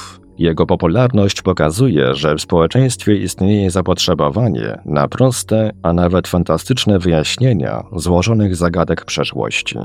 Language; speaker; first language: Polish; native; Polish